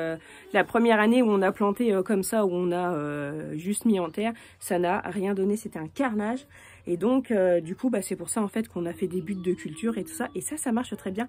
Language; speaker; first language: French; native; French